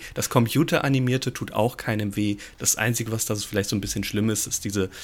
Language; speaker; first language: German; non-native, fluent; English